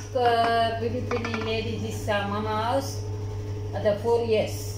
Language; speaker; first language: English; non-native, learner; Arabic